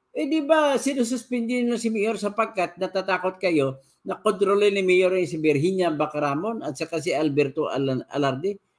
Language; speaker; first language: Filipino; non-native, local second language; Cebuano